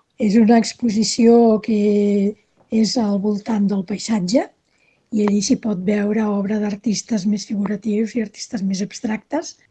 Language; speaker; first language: Catalan; native; Catalan